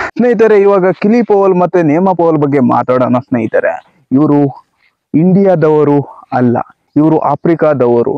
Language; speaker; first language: Kannada; non-native, local second language; Konkani